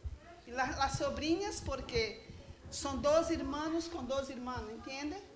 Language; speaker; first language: Spanish; non-native, learner; Portuguese